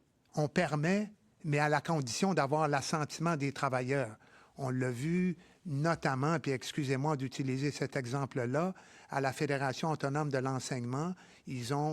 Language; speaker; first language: French; native; French